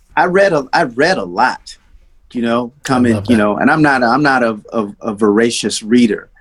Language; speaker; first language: English; native; English